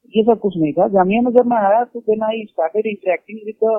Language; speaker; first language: Hindi; native; Hindi